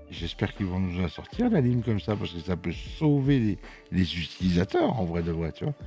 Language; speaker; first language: French; native; French